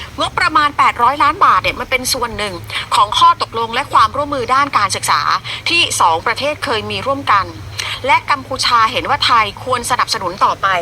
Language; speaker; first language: Thai; native; Thai